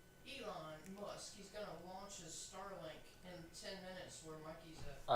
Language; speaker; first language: English; native; English